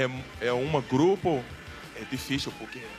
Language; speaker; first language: Portuguese; non-native, learner; Turkish